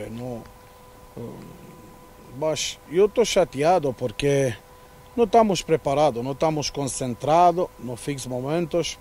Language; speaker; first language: Portuguese; non-native, learner; Romanian